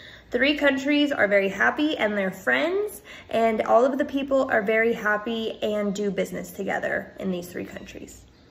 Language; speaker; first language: English; native; English